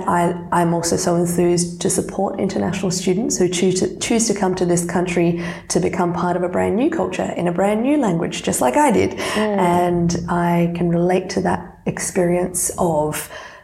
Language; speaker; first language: English; non-native, local second language; Serbian